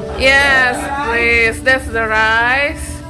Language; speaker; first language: English; non-native, learner; Indonesian